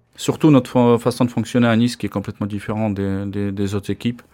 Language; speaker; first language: French; non-native, fluent; Slovak